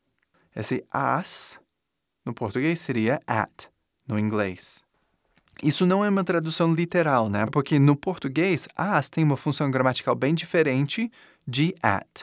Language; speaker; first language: Portuguese; non-native, fluent; English